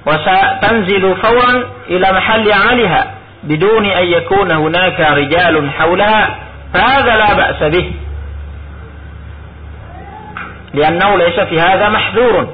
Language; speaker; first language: Arabic; non-native, fluent; Indonesian